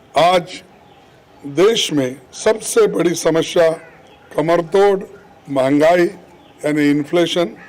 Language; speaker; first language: Hindi; non-native, local second language; Kannada